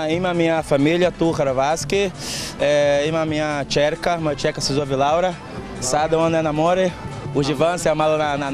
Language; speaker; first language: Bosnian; non-native, learner; Portuguese